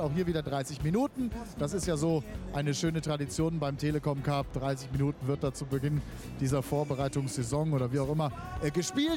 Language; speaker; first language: German; native; German